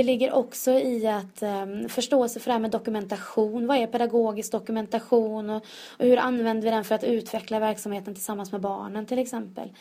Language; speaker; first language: Swedish; native; Swedish